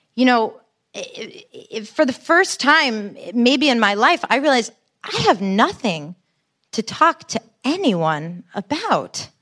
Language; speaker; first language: English; native; English